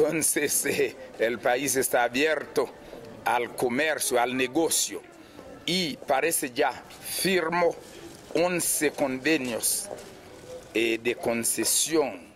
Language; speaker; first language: Spanish; non-native, fluent; Haitian Creole